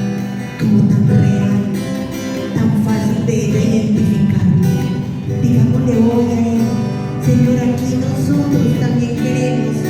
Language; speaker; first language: Spanish; native; Spanish